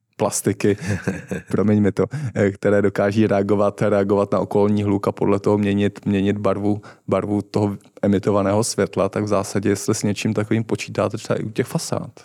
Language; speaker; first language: Czech; native; Czech